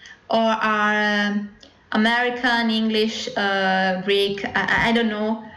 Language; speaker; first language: English; non-native, learner; Italian